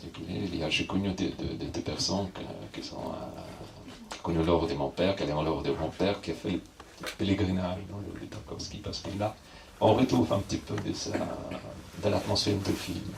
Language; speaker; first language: French; non-native, fluent; Russian